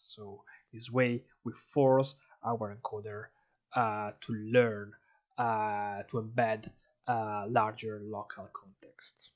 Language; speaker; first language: English; non-native, fluent; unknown